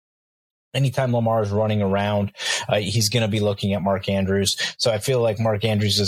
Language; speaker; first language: English; native; English